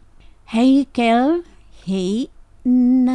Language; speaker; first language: Japanese; non-native, fluent; Indonesian